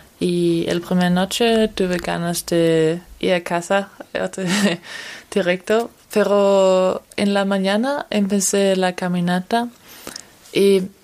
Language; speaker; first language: Spanish; non-native, fluent; Danish